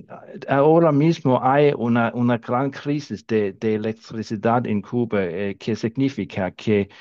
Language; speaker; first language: Spanish; non-native, fluent; Danish